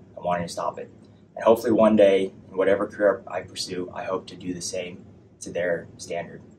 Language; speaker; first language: English; native; English